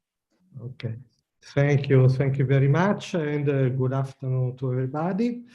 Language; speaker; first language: English; non-native, learner; Italian